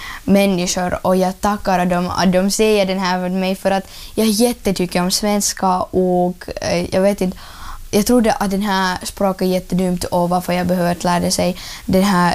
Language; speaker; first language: Swedish; non-native, learner; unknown